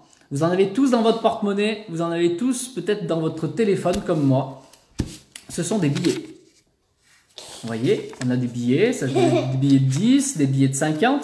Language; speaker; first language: French; native; French